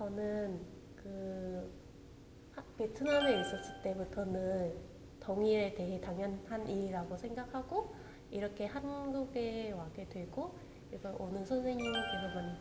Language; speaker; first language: Korean; non-native, local second language; Vietnamese